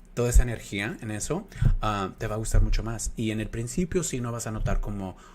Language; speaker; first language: Spanish; early bilingual, other home language; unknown